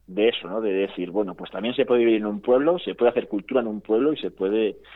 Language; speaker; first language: Spanish; native; Spanish